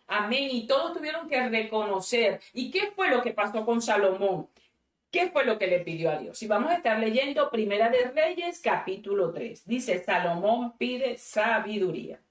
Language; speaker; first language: Spanish; native; Spanish